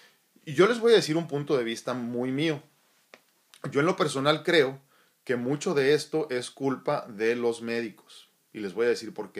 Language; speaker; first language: Spanish; native; Spanish